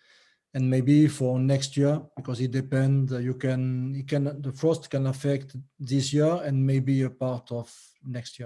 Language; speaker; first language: English; non-native, learner; French